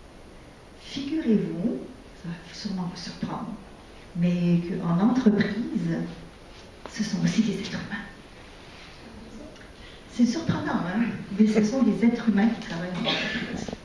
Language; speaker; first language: French; native; French